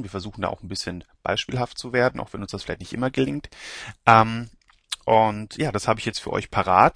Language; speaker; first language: German; native; German